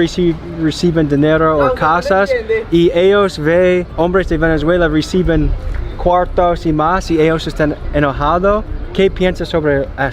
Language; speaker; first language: Spanish; non-native, learner; English